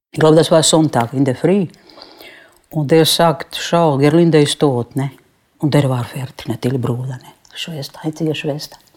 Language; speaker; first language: German; non-native, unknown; Croatian